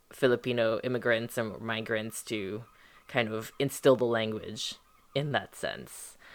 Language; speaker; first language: English; early bilingual, other home language; French